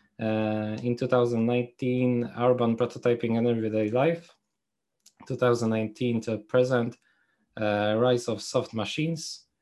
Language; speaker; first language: English; non-native, fluent; Polish